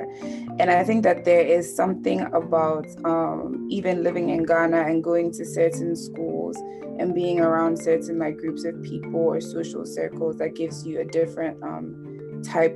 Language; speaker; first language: English; non-native, local second language; Akan